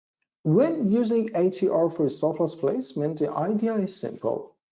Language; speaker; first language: English; non-native, fluent; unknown